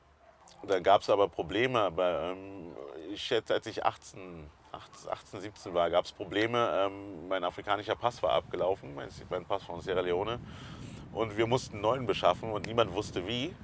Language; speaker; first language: German; early bilingual, other home language; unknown